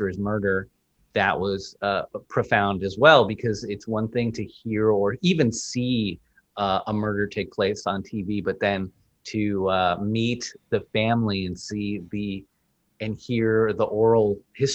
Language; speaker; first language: English; early bilingual, other home language; Spanish